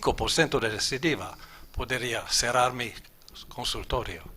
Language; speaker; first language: Spanish; non-native, fluent; German